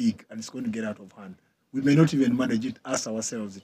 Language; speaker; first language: English; non-native, local second language; Ganda